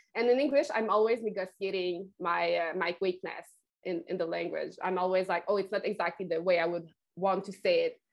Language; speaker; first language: English; non-native, fluent; French